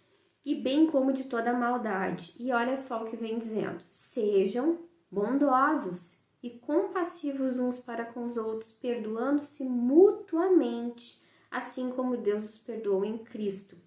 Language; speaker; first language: Portuguese; native; Portuguese